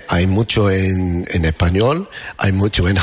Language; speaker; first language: Spanish; non-native, learner; English